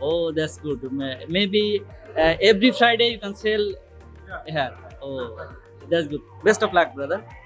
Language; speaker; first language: English; non-native, local second language; Bangla